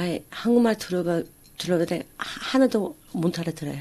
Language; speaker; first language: Korean; non-native, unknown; English